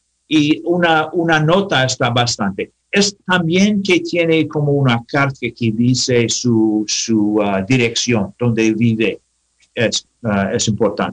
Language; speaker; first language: Spanish; non-native, learner; English